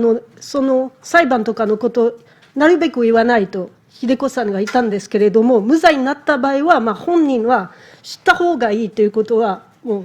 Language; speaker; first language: Japanese; non-native, fluent; French